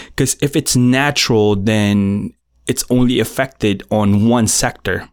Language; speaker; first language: English; non-native, local second language; Filipino